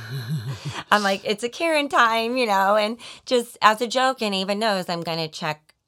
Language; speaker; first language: English; native; English